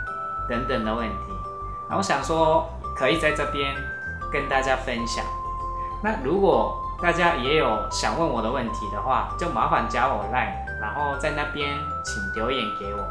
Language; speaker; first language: Chinese; non-native, fluent; Japanese